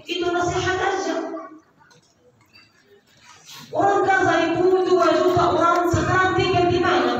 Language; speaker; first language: Indonesian; non-native, learner; Arabic